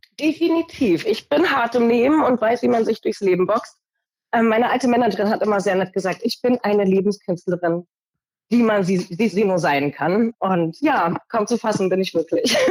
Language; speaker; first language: German; early bilingual, other home language; Portuguese